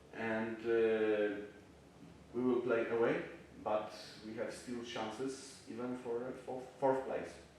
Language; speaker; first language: English; non-native, learner; Polish